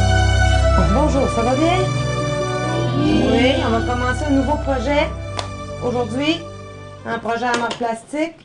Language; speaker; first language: French; native; French